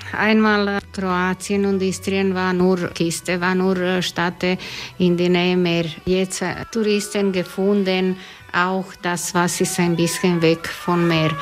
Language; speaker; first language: German; non-native, learner; Croatian